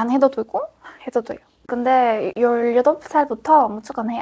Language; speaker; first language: Korean; non-native, fluent; Spanish